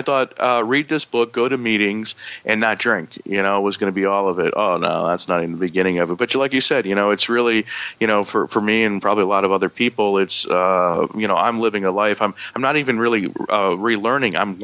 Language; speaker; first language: English; native; English